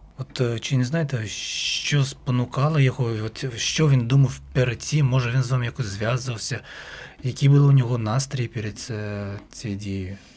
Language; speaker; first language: Ukrainian; non-native, local second language; Crimean Tatar